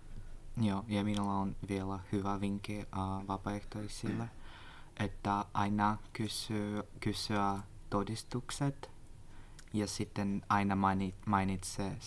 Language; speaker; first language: Finnish; non-native, learner; Russian